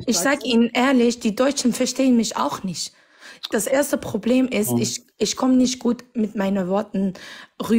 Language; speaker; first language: German; non-native, fluent; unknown